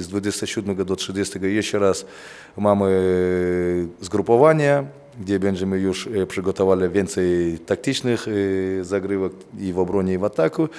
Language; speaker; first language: Polish; non-native, fluent; Russian